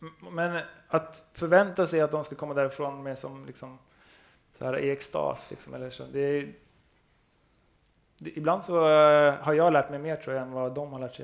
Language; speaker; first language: Swedish; native; Swedish